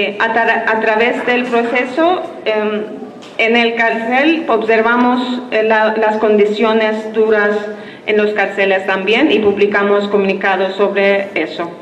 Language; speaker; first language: Spanish; non-native, fluent; Turkish